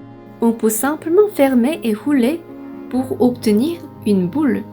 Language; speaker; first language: French; non-native, fluent; Korean